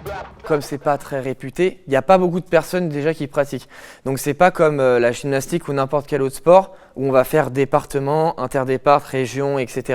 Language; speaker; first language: French; native; French